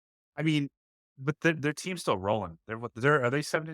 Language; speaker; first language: English; native; English